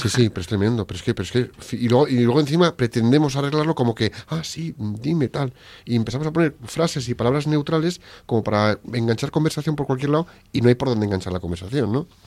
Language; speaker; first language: Spanish; native; Spanish